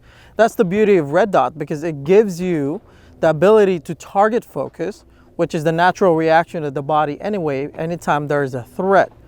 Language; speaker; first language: English; native; English